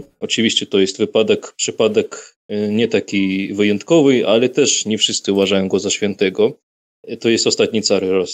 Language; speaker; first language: Polish; non-native, fluent; Russian